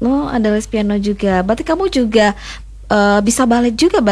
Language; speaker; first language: Indonesian; native; Indonesian